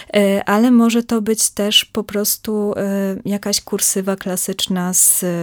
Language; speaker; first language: Polish; native; Polish